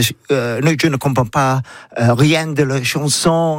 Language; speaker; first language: French; non-native, learner; English